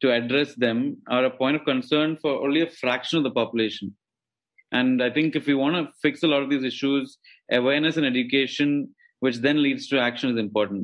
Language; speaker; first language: English; non-native, local second language; Malayalam